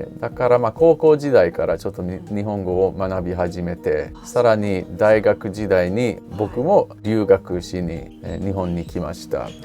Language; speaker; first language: Japanese; non-native, fluent; English